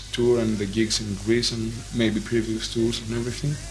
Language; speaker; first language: English; non-native, fluent; Greek